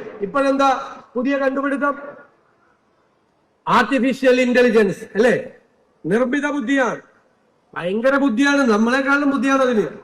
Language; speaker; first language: Malayalam; native; Malayalam